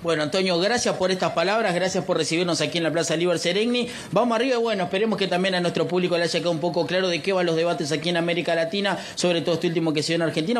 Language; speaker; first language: Spanish; native; Spanish